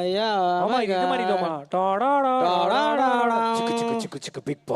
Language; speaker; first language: Tamil; native; Tamil